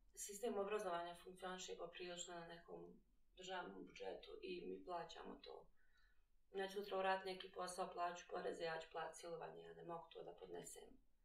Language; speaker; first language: Bosnian; native; Bosnian